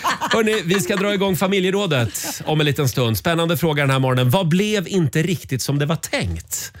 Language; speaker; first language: Swedish; native; Swedish